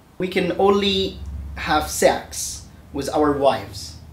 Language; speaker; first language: English; non-native, fluent; Arabic